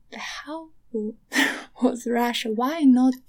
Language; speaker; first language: English; non-native, learner; Ukrainian